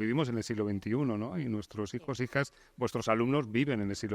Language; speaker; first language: Spanish; native; Spanish